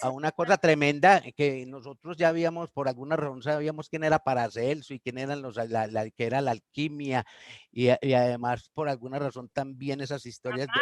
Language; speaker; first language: Spanish; native; Spanish